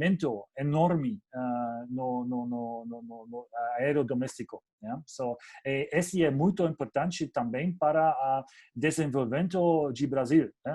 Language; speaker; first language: Portuguese; non-native, fluent; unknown